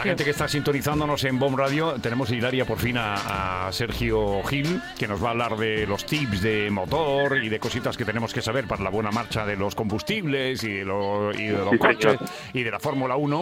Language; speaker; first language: Spanish; native; Spanish